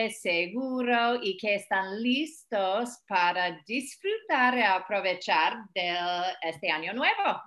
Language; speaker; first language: Spanish; non-native, fluent; English